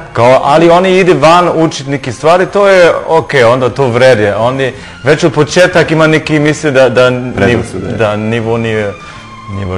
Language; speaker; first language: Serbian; non-native, learner; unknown